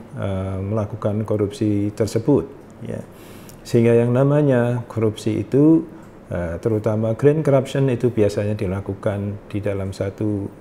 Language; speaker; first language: Indonesian; native; Indonesian